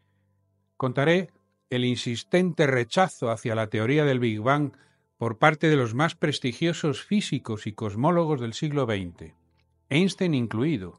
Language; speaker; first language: Spanish; native; Spanish